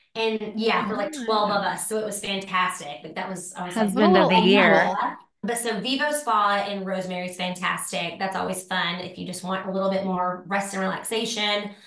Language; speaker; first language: English; native; English